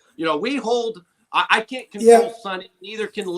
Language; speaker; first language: English; native; English